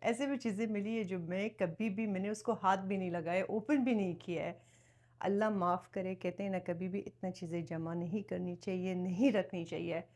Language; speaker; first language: Urdu; non-native, fluent; Persian